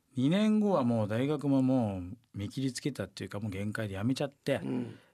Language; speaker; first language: Japanese; native; Japanese